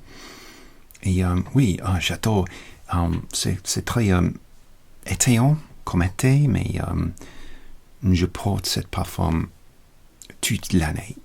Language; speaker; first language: French; non-native, learner; English